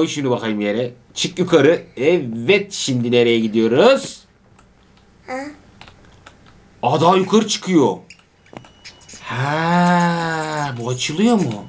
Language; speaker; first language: Turkish; native; Turkish